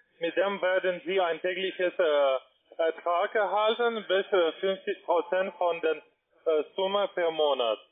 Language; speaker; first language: German; non-native, learner; Russian